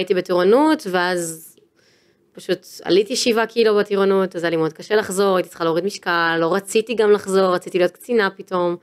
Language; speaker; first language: Hebrew; native; Hebrew